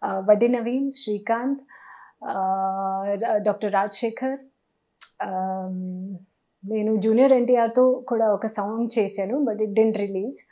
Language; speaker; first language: Telugu; non-native, learner; Hindi